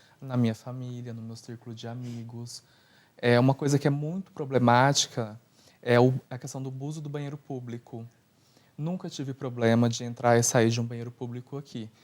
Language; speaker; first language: Portuguese; native; Portuguese